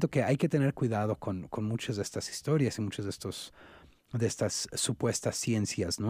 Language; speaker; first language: Spanish; native; Spanish